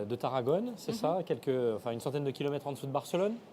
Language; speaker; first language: French; native; French